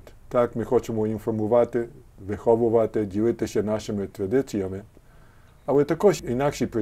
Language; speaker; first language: Ukrainian; early bilingual, heritage; Ukrainian